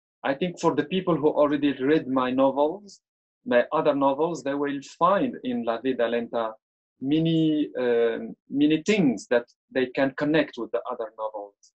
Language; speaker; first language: English; non-native, fluent; Arabic